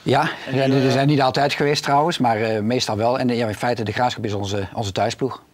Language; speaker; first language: Dutch; native; Dutch